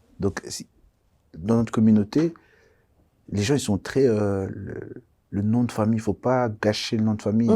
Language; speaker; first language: French; early bilingual, other home language; Kongo